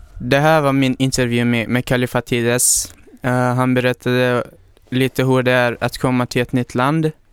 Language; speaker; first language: Swedish; non-native, fluent; Persian